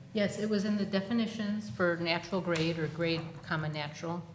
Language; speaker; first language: English; native; English